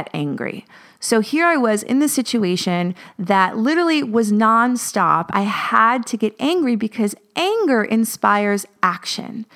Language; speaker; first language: English; native; English